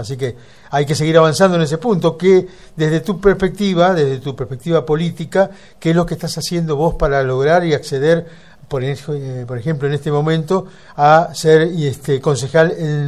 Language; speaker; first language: Spanish; native; Spanish